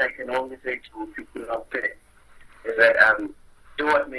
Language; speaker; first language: English; non-native, local second language; Zulu